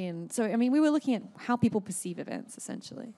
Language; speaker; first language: English; native; English